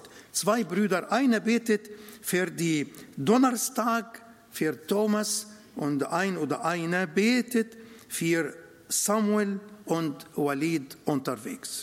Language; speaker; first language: German; non-native, learner; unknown